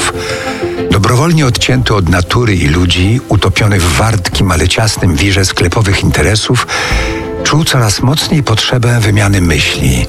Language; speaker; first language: Polish; native; Polish